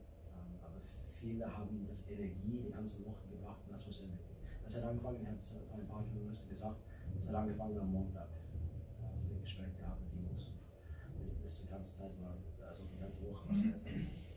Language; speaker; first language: German; non-native, learner; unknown